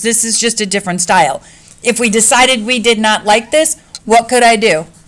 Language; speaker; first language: English; native; English